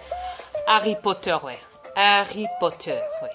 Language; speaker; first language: French; native; French